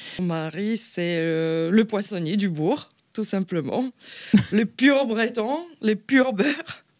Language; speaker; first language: French; non-native, fluent; Polish